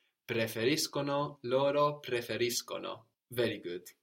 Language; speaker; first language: Italian; non-native, fluent; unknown